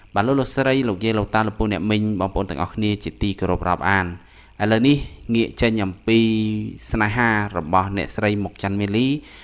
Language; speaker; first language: Khmer; native; Khmer